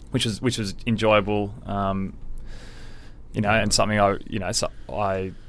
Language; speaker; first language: English; native; English